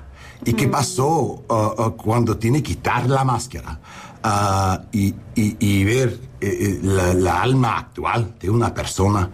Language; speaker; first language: Spanish; early bilingual, heritage; English